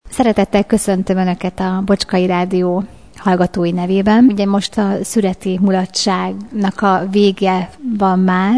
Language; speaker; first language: Hungarian; native; Hungarian